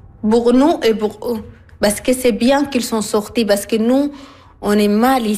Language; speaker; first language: French; non-native, learner; Arabic